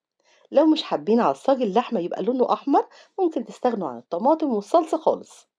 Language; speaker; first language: Arabic; native; Arabic